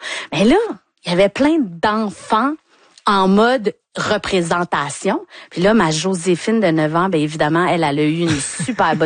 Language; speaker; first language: French; native; French